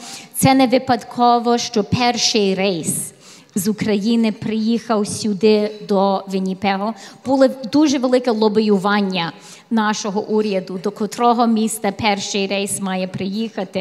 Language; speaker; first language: Ukrainian; early bilingual, heritage; English